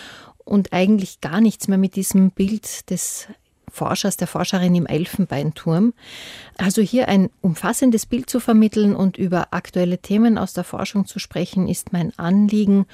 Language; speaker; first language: German; native; German